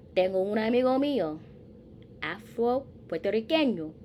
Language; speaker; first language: Spanish; non-native, learner; English